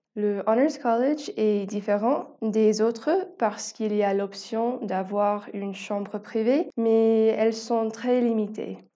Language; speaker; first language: French; non-native, fluent; English